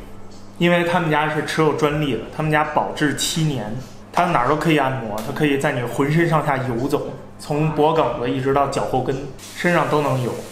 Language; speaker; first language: Chinese; native; Chinese